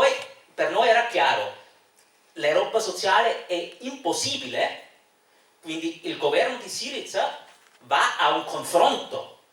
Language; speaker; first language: Italian; non-native, fluent; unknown